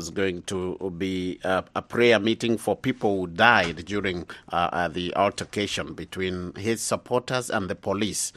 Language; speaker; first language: English; non-native, local second language; Swahili